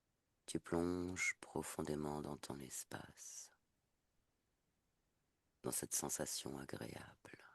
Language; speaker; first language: French; native; French